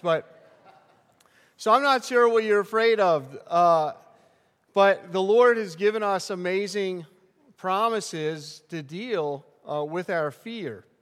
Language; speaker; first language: English; native; English